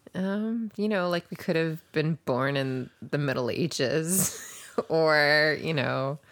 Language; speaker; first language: English; native; English